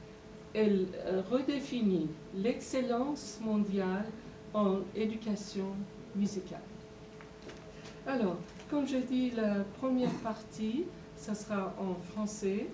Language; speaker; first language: French; non-native, fluent; Persian